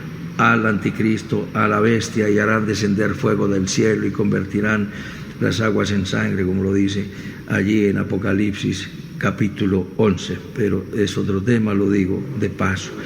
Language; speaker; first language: Spanish; native; Spanish